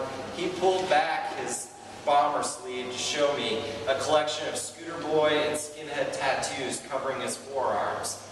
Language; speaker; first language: English; native; English